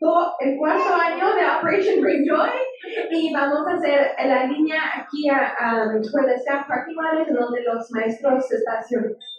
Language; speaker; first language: Spanish; early bilingual, heritage; English